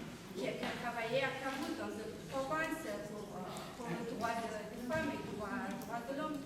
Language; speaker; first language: French; non-native, fluent; Persian